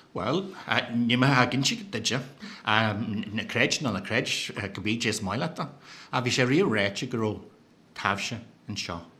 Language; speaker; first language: Irish; native; Irish